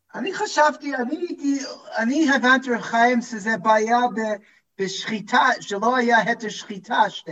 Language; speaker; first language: Hebrew; non-native, fluent; English